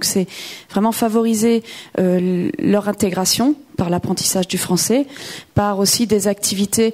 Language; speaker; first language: French; native; French